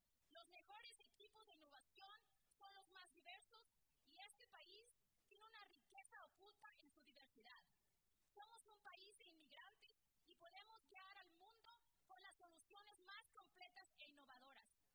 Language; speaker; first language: Spanish; early bilingual, other home language; English